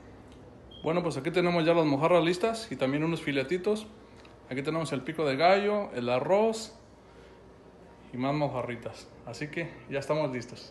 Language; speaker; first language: Spanish; native; Spanish